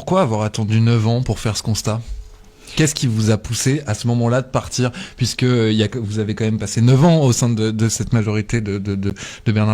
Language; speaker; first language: French; native; French